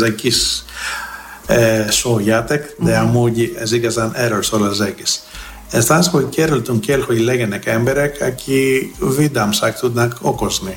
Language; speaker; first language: Hungarian; non-native, fluent; Greek